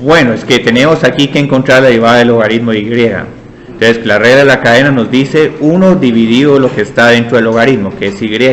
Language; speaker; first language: Spanish; native; Spanish